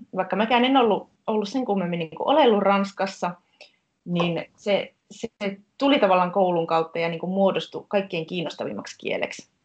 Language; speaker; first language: Finnish; native; Finnish